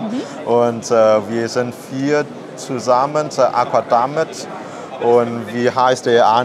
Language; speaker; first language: German; non-native, learner; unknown